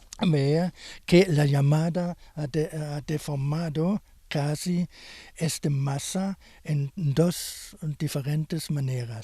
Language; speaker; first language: Spanish; non-native, fluent; German